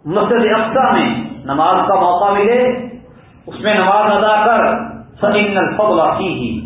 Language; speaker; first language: Urdu; non-native, local second language; Punjabi